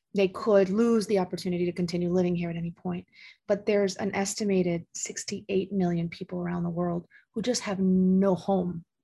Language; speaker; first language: English; early bilingual, other home language; Spanish